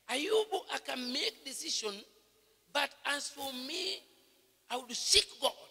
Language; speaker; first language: English; non-native, local second language; Swahili